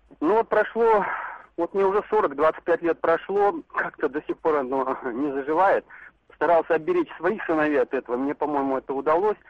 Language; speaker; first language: Russian; native; Russian